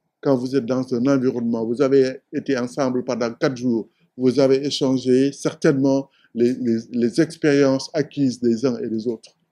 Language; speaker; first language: French; non-native, local second language; Wolof